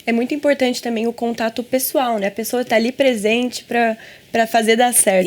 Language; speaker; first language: Portuguese; native; Portuguese